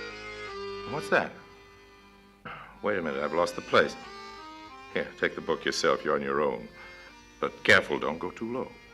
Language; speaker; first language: English; native; English